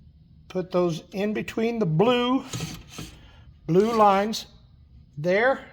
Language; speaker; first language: English; native; English